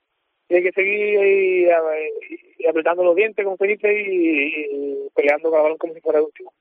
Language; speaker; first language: Spanish; native; Spanish